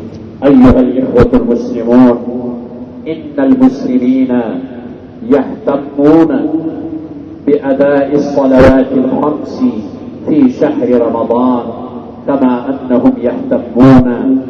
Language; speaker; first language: Arabic; non-native, fluent; Pashto